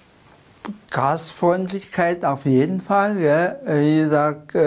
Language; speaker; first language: German; non-native, learner; Chinese